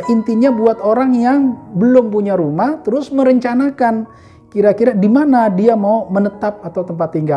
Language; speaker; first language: Indonesian; native; Indonesian